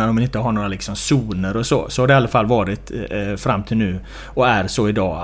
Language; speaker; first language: Swedish; native; Swedish